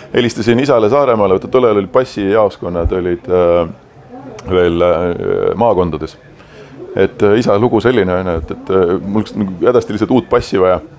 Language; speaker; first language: Estonian; native; Estonian